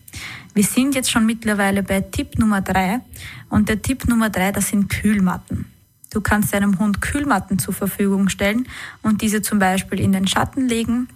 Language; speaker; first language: German; native; German